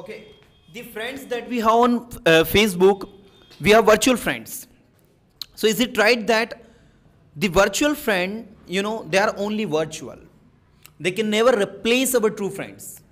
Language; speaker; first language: English; non-native, local second language; Hindi